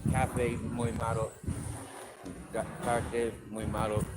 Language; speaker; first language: Spanish; non-native, learner; English